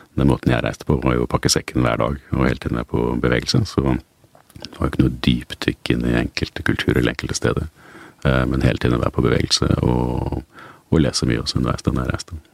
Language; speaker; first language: Norwegian; native; Norwegian